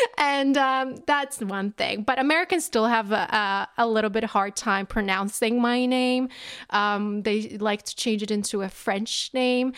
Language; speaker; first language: English; non-native, fluent; Polish